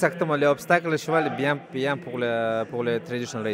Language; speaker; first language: French; non-native, learner; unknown